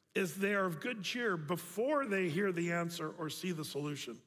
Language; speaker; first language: English; native; English